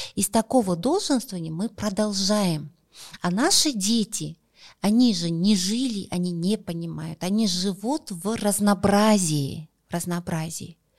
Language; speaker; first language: Russian; non-native, local second language; Kazakh